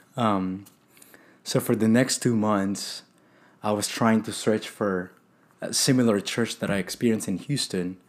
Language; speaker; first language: English; non-native, local second language; Filipino